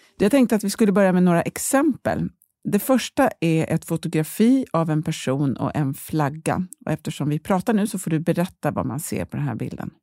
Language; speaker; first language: Swedish; native; Swedish